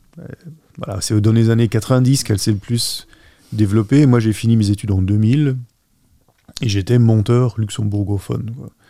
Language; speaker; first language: French; non-native, local second language; Luxembourgish